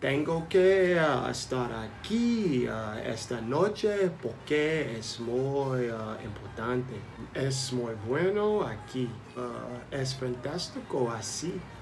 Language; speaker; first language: Spanish; non-native, learner; English